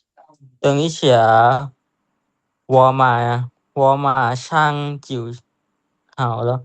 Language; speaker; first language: Chinese; non-native, learner; Lao